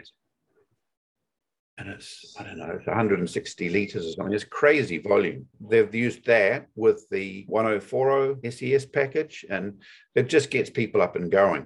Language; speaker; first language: English; native; English